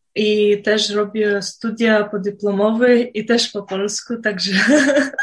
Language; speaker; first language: Polish; non-native, fluent; Uzbek